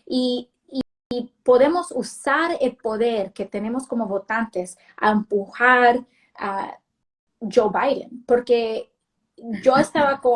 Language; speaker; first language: Spanish; early bilingual, heritage; Spanish